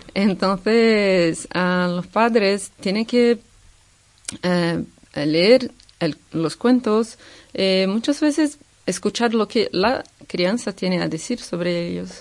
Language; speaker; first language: Spanish; non-native, fluent; Portuguese